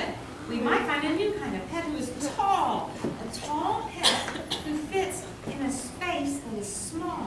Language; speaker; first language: English; native; English